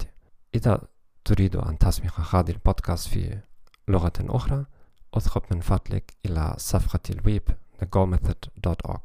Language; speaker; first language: Arabic; non-native, learner; German